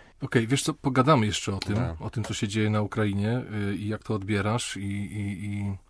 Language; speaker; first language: Polish; native; Polish